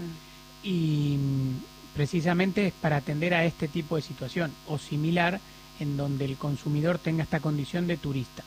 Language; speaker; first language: Spanish; native; Spanish